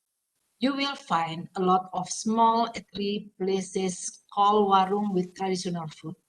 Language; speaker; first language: English; non-native, fluent; Indonesian